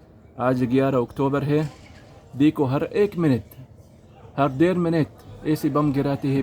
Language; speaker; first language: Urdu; non-native, learner; Arabic